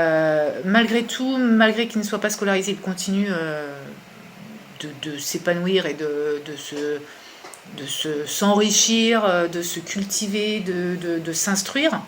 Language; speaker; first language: French; native; French